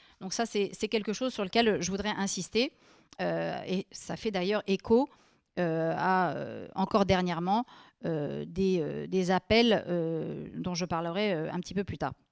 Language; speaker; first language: French; native; French